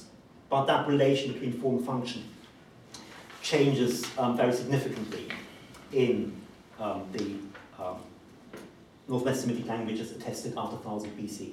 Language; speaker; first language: English; non-native, fluent; German